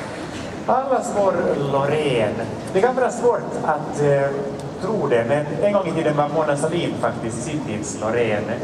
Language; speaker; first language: Swedish; native; Swedish